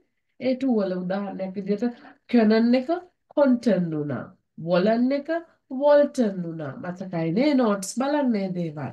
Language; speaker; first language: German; non-native, fluent; Sinhala